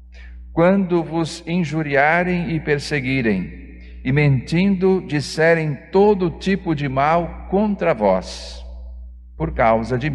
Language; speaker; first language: Portuguese; native; Portuguese